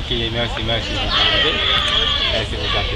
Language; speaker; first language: French; non-native, learner; Haitian Creole